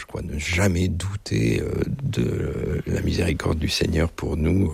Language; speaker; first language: French; native; French